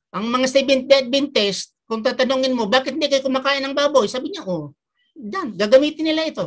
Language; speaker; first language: Filipino; native; Filipino